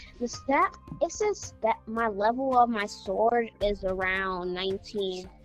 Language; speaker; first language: English; native; English